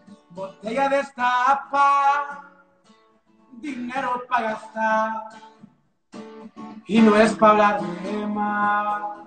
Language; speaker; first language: Spanish; early bilingual, heritage; Spanish